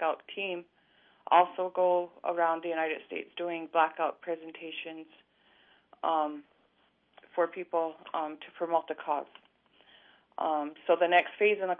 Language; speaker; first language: English; native; English